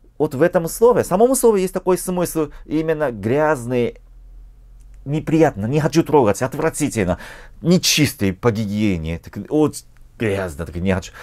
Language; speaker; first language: Russian; non-native, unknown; Japanese